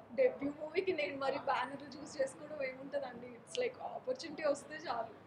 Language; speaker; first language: Telugu; non-native, local second language; Marathi